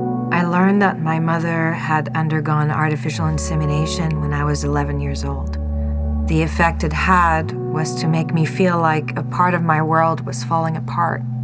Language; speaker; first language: English; non-native, fluent; French